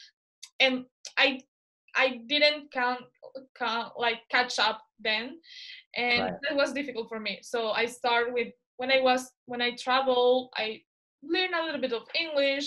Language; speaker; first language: English; non-native, fluent; Spanish